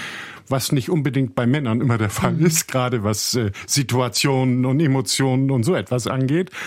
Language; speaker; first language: German; native; German